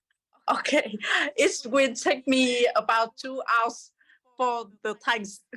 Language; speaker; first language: English; non-native, learner; Vietnamese